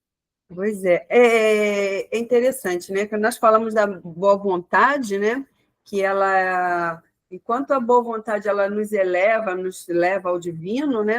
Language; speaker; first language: Portuguese; native; Portuguese